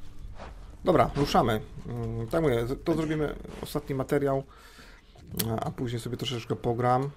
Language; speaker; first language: Polish; native; Polish